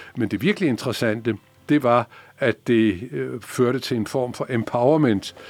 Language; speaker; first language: Danish; native; Danish